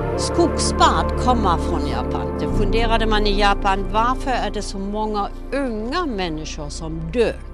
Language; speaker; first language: Swedish; non-native, fluent; German